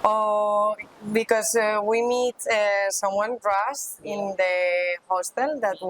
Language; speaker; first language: English; non-native, learner; Spanish